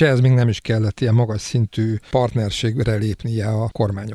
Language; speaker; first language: Hungarian; native; Hungarian